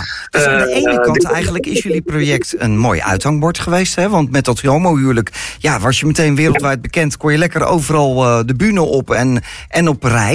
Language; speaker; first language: Dutch; native; Dutch